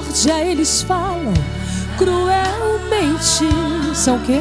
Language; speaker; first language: Portuguese; native; Portuguese